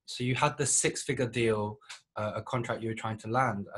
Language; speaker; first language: English; native; English